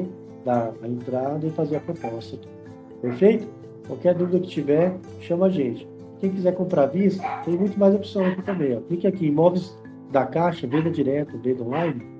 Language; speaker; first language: Portuguese; native; Portuguese